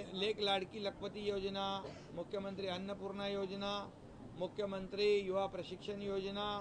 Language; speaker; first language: Hindi; non-native, local second language; Marathi